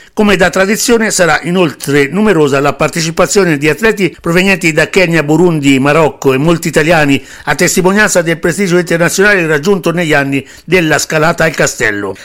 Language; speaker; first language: Italian; native; Italian